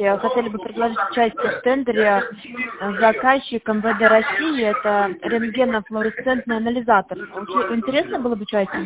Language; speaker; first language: Russian; native; Russian